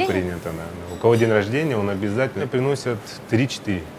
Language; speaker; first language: Russian; native; Russian